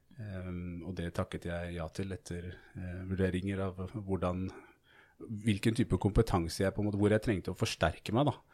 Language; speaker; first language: Norwegian; native; Norwegian